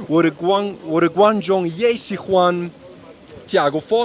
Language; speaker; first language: Chinese; non-native, learner; German